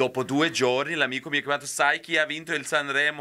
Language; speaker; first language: Italian; non-native, fluent; Serbian